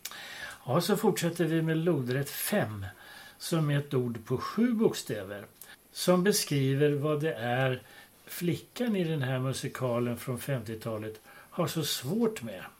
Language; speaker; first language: Swedish; native; Swedish